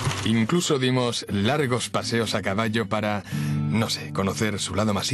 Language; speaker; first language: Spanish; native; Spanish